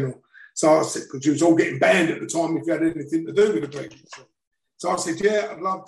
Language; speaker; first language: English; native; English